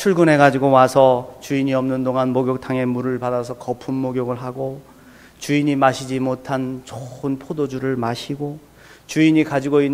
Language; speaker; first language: Korean; native; Korean